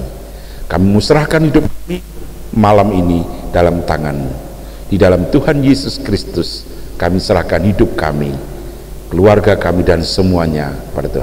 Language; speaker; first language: Indonesian; native; Indonesian